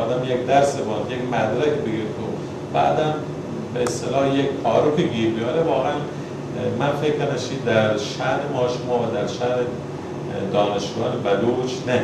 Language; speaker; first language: Persian; non-native, local second language; Baluchi